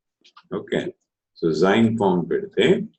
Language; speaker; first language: German; non-native, fluent; Telugu